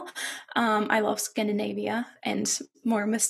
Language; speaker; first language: English; non-native, fluent; German